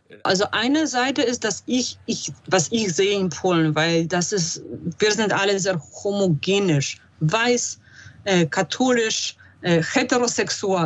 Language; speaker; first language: German; non-native, fluent; Polish